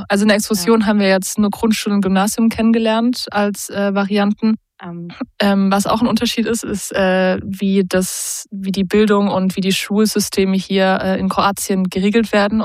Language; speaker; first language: German; native; German